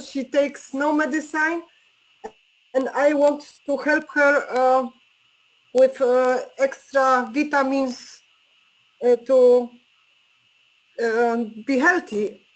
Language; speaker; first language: English; non-native, learner; Polish